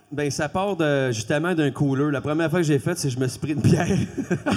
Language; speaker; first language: French; native; French